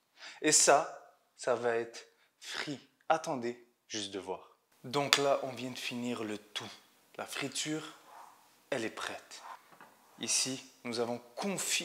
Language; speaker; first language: French; native; French